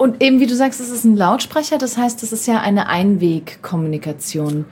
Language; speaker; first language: German; native; German